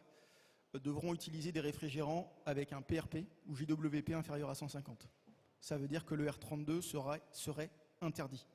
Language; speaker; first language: French; native; French